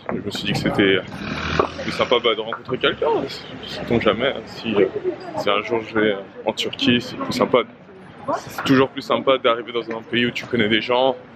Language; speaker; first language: French; native; French